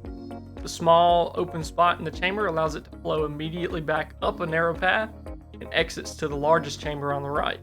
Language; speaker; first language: English; native; English